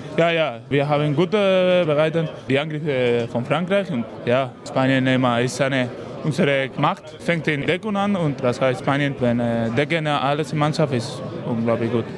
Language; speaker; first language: German; non-native, learner; Spanish